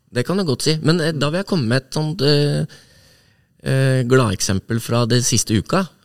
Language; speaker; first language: Norwegian; native; Norwegian